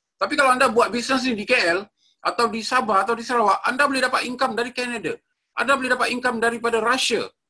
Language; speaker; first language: Malay; native; Malay